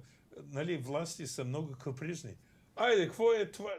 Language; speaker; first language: Bulgarian; non-native, fluent; English